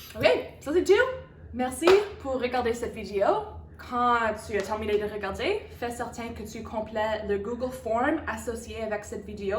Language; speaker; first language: French; non-native, local second language; English